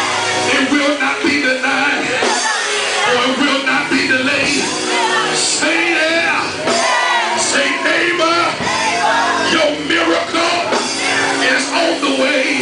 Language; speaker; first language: English; native; English